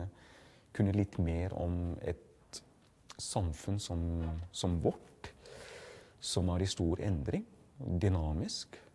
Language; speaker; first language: Norwegian; non-native, fluent; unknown